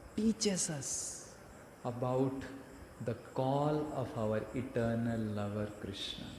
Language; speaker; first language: English; non-native, local second language; Hindi